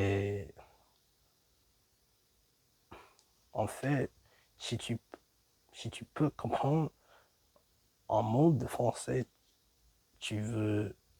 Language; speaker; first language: French; non-native, learner; English